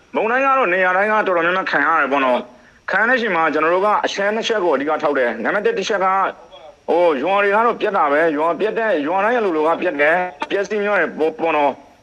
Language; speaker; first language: Burmese; native; Burmese